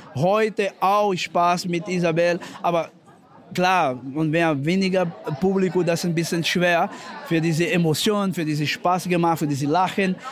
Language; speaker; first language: German; non-native, learner; Portuguese